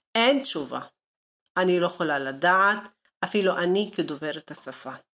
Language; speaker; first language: Hebrew; non-native, local second language; Arabic